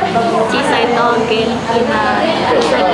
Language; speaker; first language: Japanese; non-native, learner; Indonesian